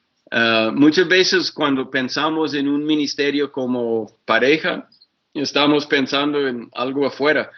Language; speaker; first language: Spanish; non-native, fluent; English